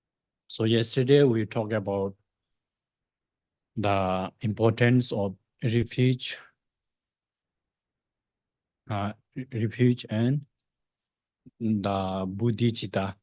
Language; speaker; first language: English; non-native, fluent; Tibetan